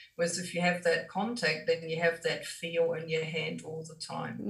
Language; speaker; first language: English; non-native, fluent; German